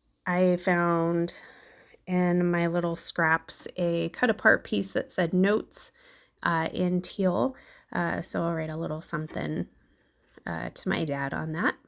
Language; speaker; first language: English; native; English